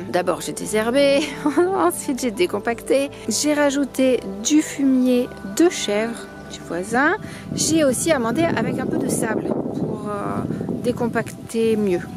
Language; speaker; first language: French; native; French